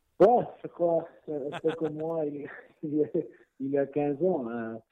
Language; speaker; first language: French; non-native, learner; Swiss German